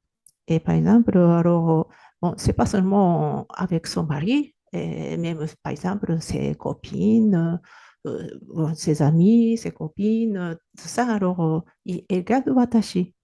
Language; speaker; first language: French; non-native, fluent; Japanese